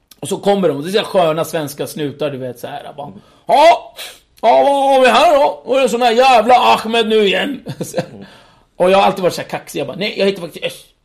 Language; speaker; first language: Swedish; early bilingual, other home language; Kurdish